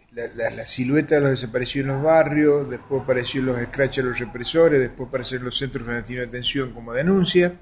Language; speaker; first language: Spanish; native; Spanish